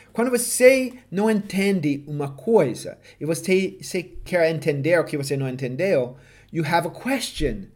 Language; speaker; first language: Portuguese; non-native, fluent; English